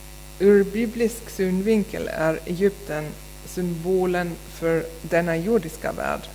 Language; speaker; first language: Swedish; non-native, fluent; German